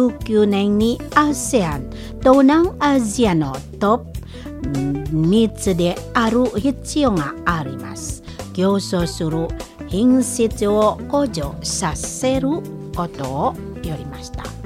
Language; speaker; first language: Japanese; non-native, learner; Indonesian